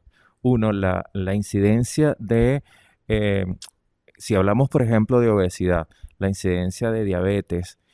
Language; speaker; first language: Spanish; native; Spanish